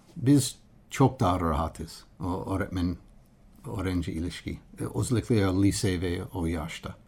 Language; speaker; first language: Turkish; non-native, learner; English